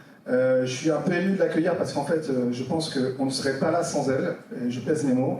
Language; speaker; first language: French; native; French